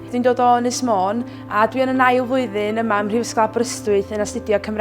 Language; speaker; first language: Welsh; native; Welsh